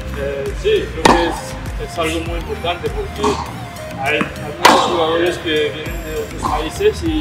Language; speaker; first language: Spanish; early bilingual, other home language; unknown